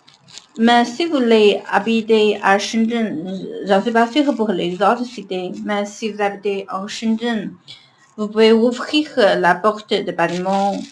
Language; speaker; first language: French; non-native, learner; Chinese